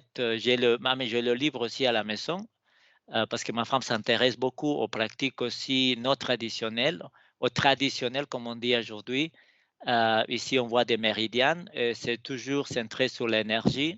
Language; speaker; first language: French; non-native, fluent; Spanish